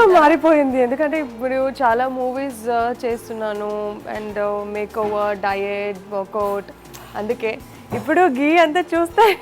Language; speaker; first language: Telugu; non-native, local second language; Kannada